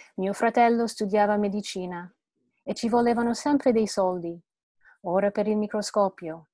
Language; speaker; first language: Italian; non-native, fluent; English